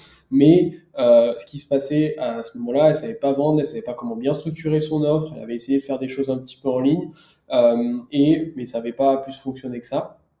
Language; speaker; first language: French; native; French